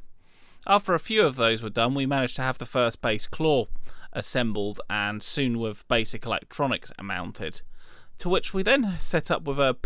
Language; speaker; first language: English; native; English